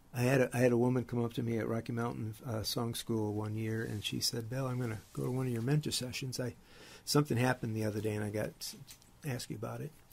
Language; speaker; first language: English; native; English